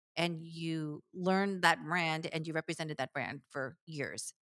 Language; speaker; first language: English; early bilingual, other home language; Korean